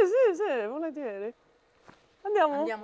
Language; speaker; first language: Italian; non-native, learner; Korean